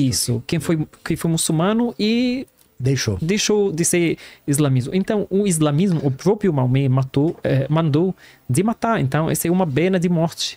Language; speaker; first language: Portuguese; non-native, learner; Arabic